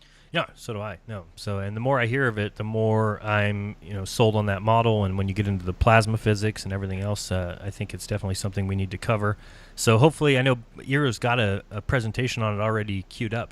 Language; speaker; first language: English; native; English